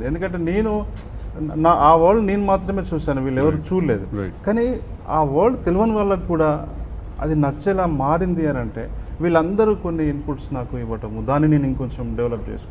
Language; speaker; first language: Telugu; native; Telugu